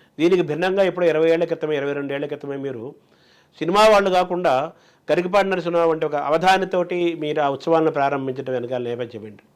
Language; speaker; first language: Telugu; native; Telugu